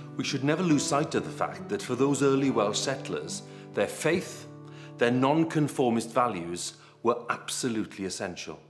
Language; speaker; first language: English; non-native, local second language; Welsh